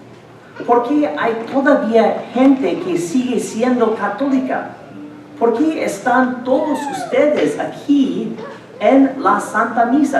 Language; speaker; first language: Spanish; non-native, fluent; English